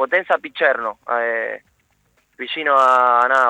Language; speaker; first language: Italian; non-native, learner; Spanish